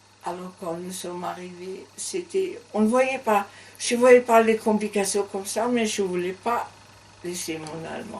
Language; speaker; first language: French; non-native, learner; German